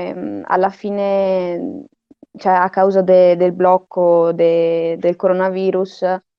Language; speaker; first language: Italian; native; Italian